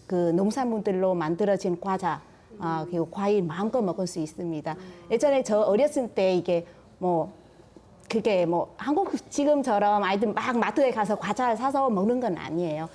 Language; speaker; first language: Korean; non-native, fluent; Vietnamese